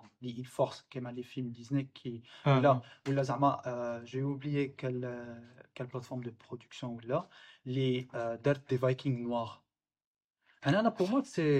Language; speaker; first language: French; non-native, local second language; Arabic